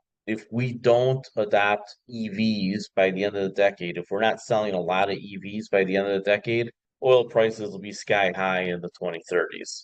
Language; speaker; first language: English; native; English